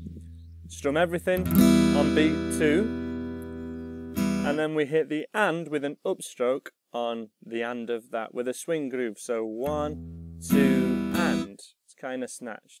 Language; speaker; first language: English; native; English